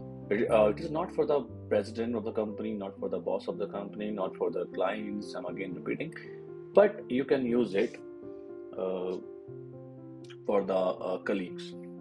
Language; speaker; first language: English; non-native, local second language; Hindi